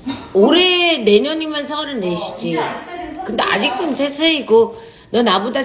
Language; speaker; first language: Korean; early bilingual, heritage; Korean